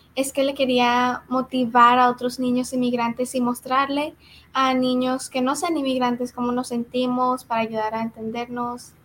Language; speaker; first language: Spanish; early bilingual, heritage; Spanish